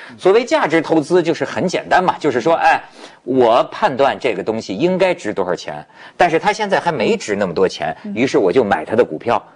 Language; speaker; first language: Chinese; native; Chinese